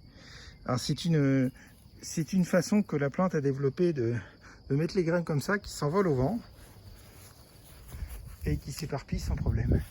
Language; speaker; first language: French; native; French